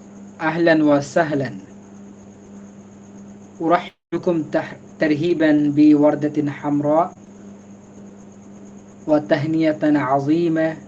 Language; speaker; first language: Arabic; non-native, fluent; Bangla